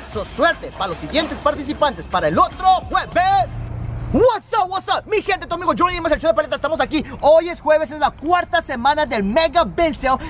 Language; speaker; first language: Spanish; early bilingual, heritage; Spanish